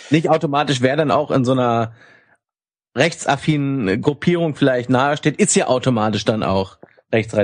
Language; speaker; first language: German; native; German